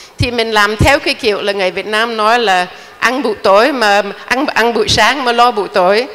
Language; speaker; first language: Vietnamese; non-native, fluent; English